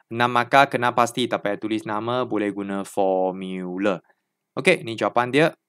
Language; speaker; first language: Malay; non-native, local second language; Chinese